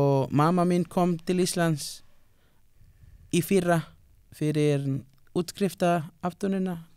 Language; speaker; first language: Icelandic; non-native, learner; Spanish